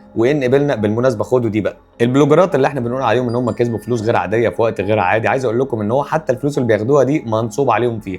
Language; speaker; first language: Arabic; native; Arabic